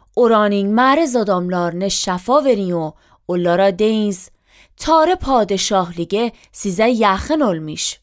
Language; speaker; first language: Azerbaijani; native; Azerbaijani